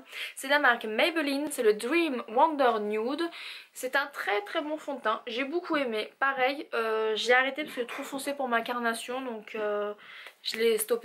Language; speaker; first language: French; native; French